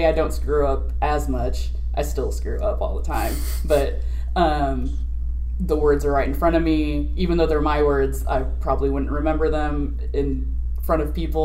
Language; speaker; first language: English; native; English